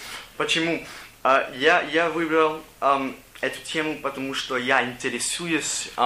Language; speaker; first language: Russian; non-native, learner; English